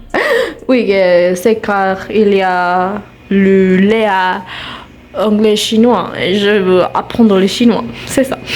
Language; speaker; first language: French; non-native, learner; Spanish